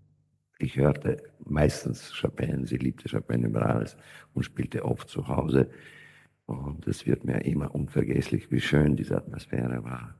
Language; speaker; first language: German; non-native, fluent; Russian